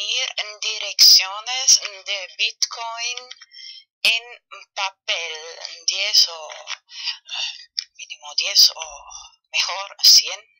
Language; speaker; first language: Spanish; non-native, fluent; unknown